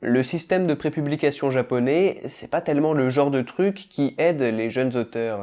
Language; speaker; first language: French; native; French